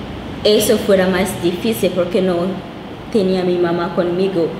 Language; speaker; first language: Spanish; non-native, local second language; Kinyarwanda